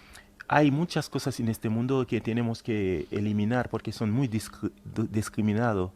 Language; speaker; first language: Spanish; non-native, fluent; Haitian Creole